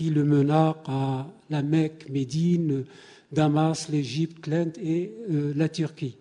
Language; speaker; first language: French; native; French